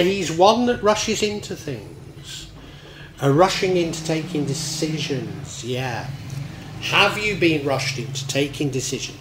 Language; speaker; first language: English; native; English